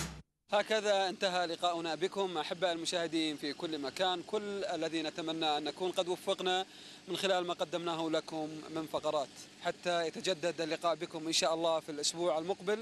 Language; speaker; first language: Arabic; native; Arabic